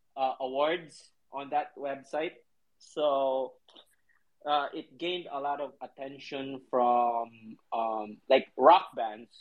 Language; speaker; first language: English; non-native, local second language; Cebuano